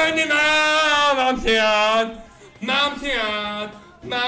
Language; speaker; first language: Slovak; non-native, local second language; Hungarian